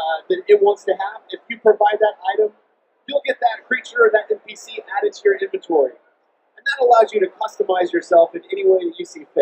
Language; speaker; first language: English; native; English